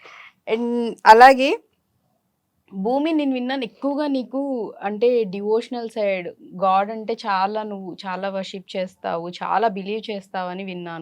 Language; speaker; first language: Telugu; native; Telugu